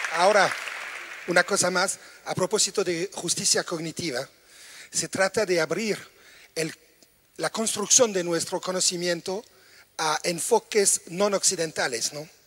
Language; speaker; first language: Spanish; non-native, fluent; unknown